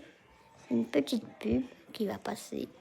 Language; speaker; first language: French; native; French